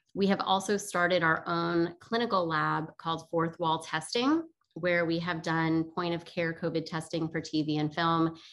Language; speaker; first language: English; native; English